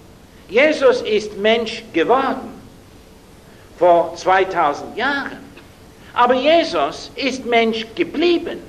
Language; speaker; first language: German; non-native, fluent; English